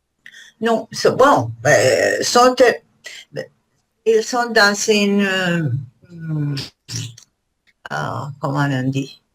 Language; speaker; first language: French; non-native, learner; Spanish